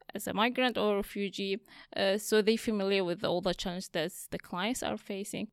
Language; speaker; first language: English; non-native, fluent; Arabic